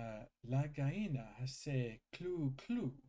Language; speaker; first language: Spanish; non-native, learner; English